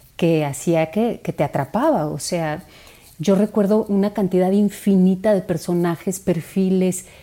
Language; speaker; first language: Spanish; native; Spanish